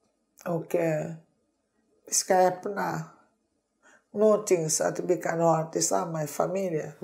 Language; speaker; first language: Swedish; non-native, learner; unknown